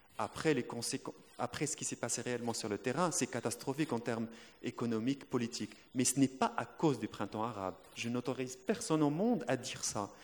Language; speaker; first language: French; non-native, local second language; Arabic